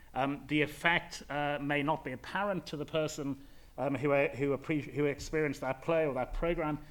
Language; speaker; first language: English; native; English